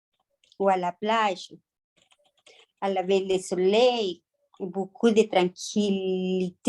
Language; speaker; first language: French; non-native, learner; Spanish